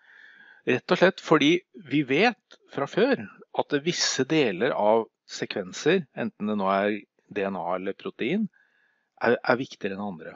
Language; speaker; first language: Norwegian; native; Norwegian